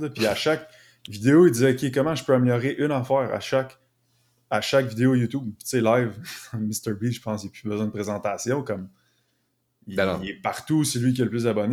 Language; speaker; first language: French; native; French